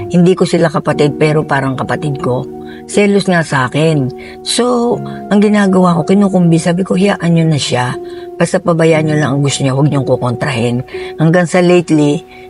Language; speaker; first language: Filipino; native; Filipino